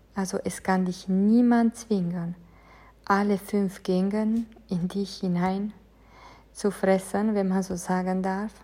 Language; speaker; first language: German; non-native, fluent; Romanian